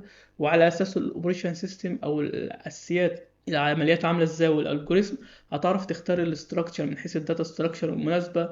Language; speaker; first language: Arabic; native; Arabic